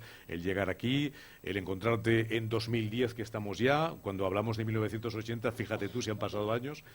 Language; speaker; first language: Spanish; native; Spanish